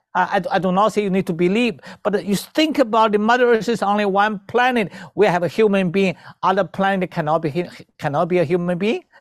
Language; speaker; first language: English; non-native, learner; Chinese